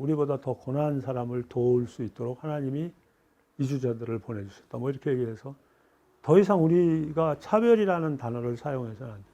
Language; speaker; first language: Korean; native; Korean